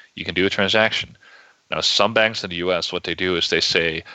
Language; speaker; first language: English; non-native, fluent; Dutch